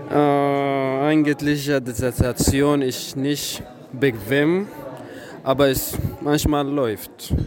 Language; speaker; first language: German; non-native, learner; Arabic